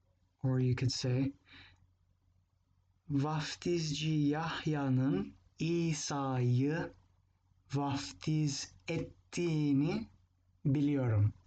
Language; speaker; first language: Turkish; non-native, fluent; English